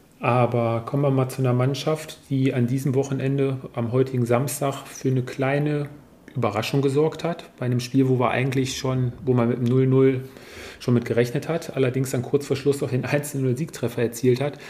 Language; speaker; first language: German; native; German